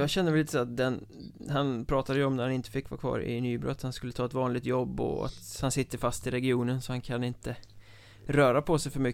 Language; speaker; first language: Swedish; native; Swedish